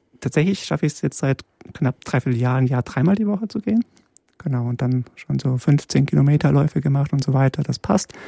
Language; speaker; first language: German; early bilingual, other home language; Polish